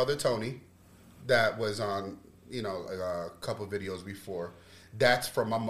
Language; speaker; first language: English; native; English